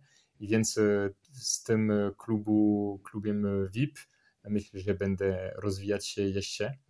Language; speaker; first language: Polish; non-native, learner; French